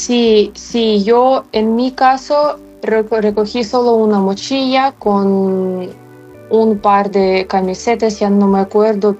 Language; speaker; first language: Spanish; non-native, fluent; Ukrainian